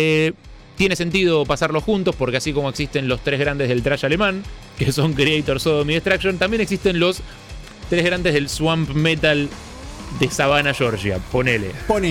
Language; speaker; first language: Spanish; native; Spanish